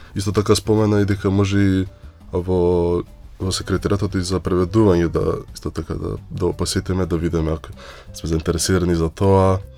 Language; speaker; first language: Macedonian; native; Macedonian